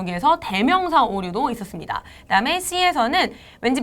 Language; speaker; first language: Korean; native; Korean